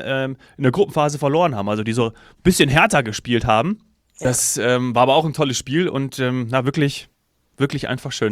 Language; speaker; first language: German; native; German